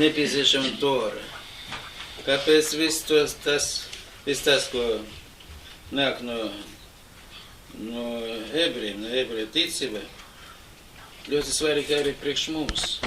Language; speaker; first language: Latvian; non-native, local second language; Russian